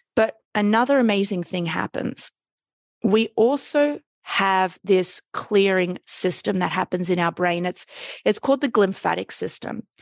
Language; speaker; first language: English; native; English